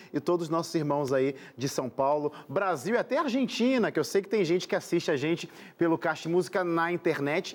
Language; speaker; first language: Portuguese; native; Portuguese